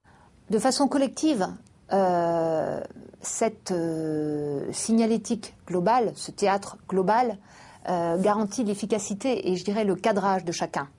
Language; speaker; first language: French; native; French